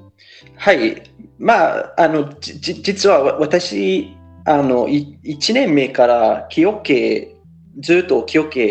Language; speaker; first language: Japanese; non-native, fluent; English